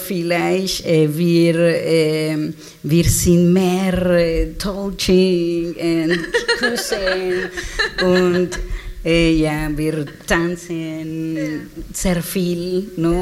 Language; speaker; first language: German; non-native, learner; Spanish